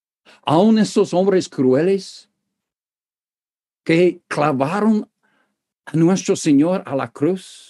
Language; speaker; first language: Spanish; non-native, fluent; English